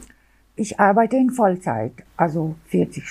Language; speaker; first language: German; non-native, local second language; Albanian